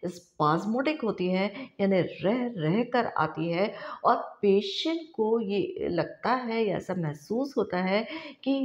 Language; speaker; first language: Hindi; non-native, local second language; Marathi